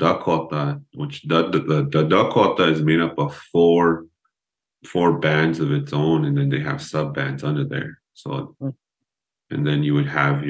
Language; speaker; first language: English; early bilingual, other home language; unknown